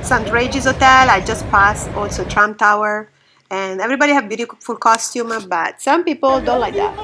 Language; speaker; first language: English; non-native, fluent; Italian